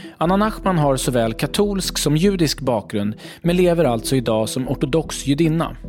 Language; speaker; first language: Swedish; native; Swedish